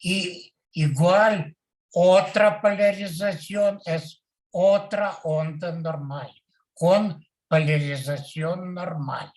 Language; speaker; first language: Spanish; non-native, learner; Portuguese